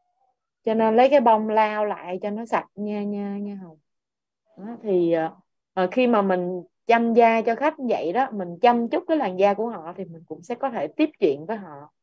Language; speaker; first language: Vietnamese; native; Vietnamese